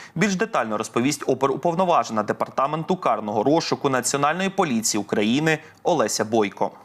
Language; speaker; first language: Ukrainian; native; Ukrainian